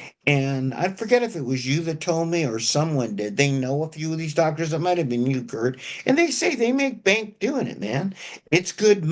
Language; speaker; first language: English; native; English